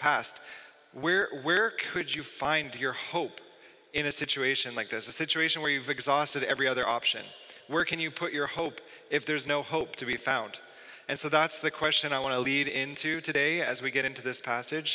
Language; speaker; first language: English; native; English